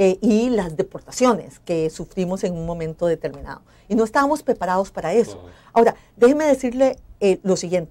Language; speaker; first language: Spanish; native; Spanish